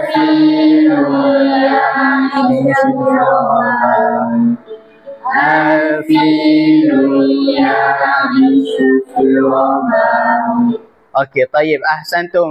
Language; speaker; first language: Arabic; non-native, learner; Malay